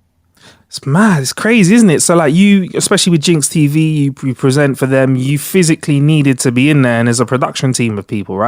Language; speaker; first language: English; native; English